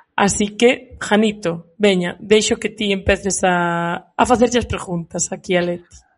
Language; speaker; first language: Galician; native; Galician